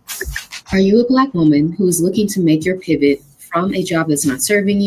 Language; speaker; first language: English; native; English